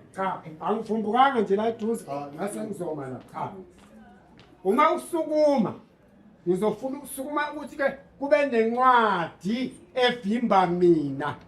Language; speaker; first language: Zulu; native; Zulu